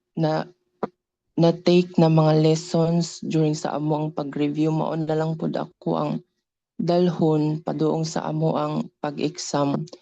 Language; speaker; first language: Cebuano; native; Cebuano